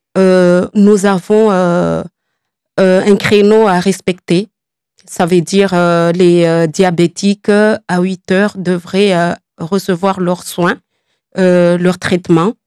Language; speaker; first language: French; non-native, local second language; Comorian